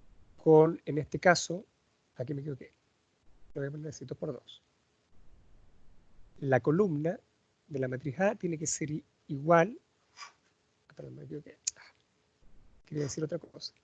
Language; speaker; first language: Spanish; native; Spanish